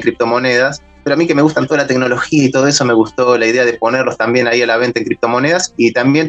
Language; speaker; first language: Spanish; native; Spanish